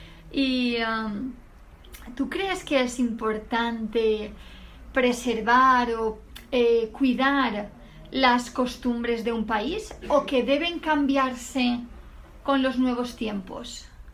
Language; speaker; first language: Spanish; native; Spanish